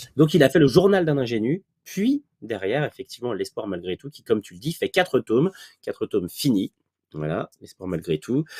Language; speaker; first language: French; native; French